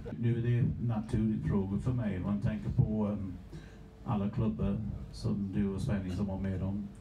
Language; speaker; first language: Swedish; non-native, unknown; English